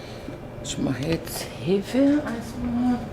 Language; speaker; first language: German; non-native, learner; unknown